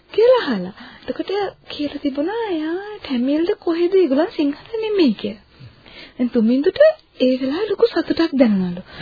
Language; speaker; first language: Sinhala; non-native, local second language; Tamil